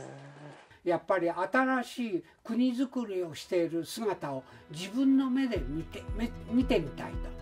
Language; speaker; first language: Japanese; native; Japanese